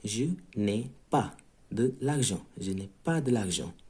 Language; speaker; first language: French; non-native, learner; Urdu